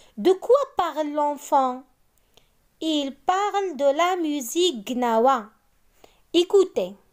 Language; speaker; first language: French; non-native, local second language; Arabic